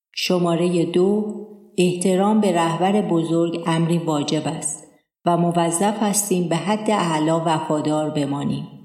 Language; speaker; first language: Persian; native; Persian